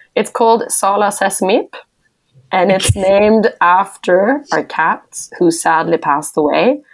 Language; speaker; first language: English; non-native, fluent; Norwegian